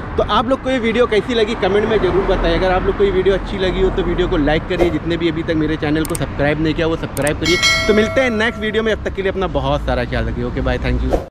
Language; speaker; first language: Hindi; native; Hindi